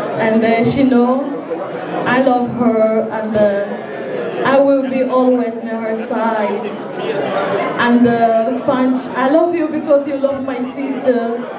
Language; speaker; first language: English; non-native, learner; Portuguese